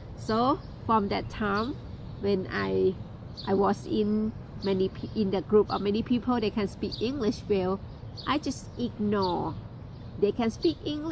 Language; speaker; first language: English; non-native, learner; Thai